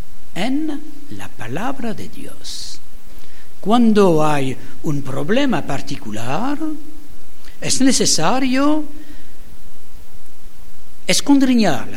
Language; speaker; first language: Spanish; non-native, learner; German